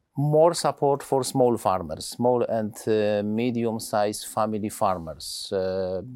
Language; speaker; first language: English; non-native, learner; Polish